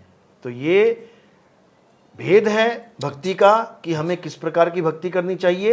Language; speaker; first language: Hindi; native; Hindi